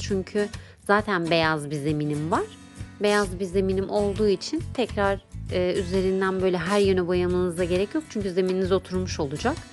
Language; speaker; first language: Turkish; native; Turkish